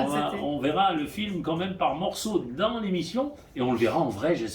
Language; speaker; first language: French; native; French